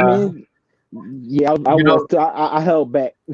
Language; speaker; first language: English; native; English